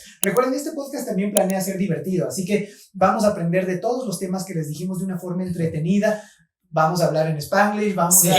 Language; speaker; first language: Spanish; native; Spanish